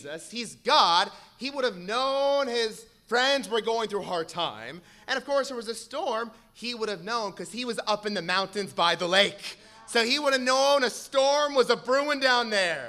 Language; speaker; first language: English; native; English